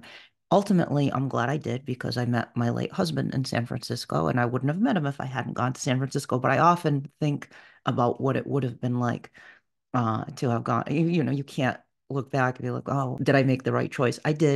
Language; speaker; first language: English; early bilingual, other home language; Portuguese